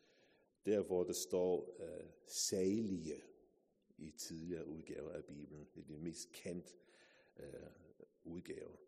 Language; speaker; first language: Danish; non-native, fluent; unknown